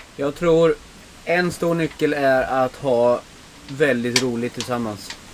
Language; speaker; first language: Swedish; native; Swedish